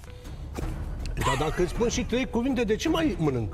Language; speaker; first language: Romanian; non-native, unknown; Turkish